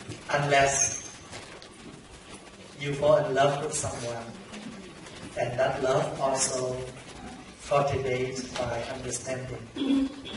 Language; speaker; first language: English; non-native, fluent; Vietnamese